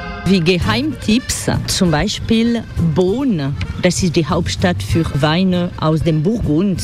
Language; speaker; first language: German; non-native, fluent; French